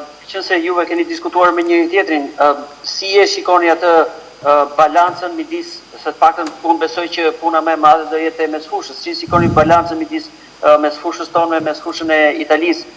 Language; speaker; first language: Albanian; native; Albanian